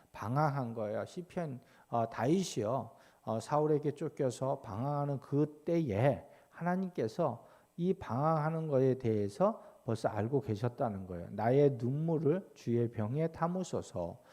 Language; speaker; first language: Korean; native; Korean